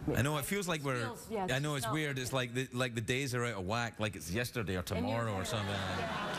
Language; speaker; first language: English; native; English